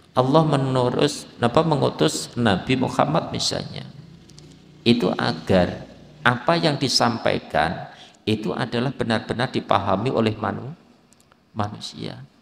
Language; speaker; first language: Indonesian; native; Indonesian